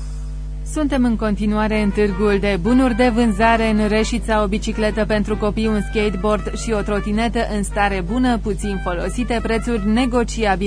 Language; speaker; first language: Romanian; native; Romanian